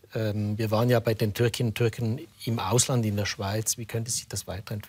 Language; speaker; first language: German; native; German